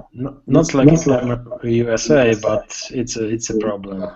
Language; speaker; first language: English; non-native, learner; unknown